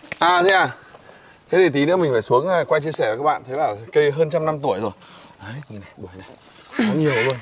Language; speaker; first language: Vietnamese; native; Vietnamese